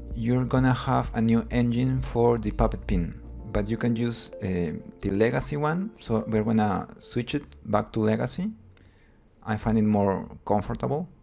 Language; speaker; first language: English; non-native, fluent; Spanish